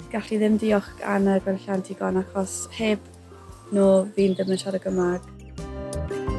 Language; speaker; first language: Welsh; non-native, local second language; English